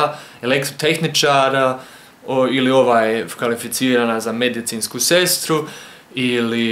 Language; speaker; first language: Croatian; early bilingual, heritage; Croatian